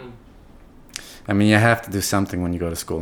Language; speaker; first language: English; native; English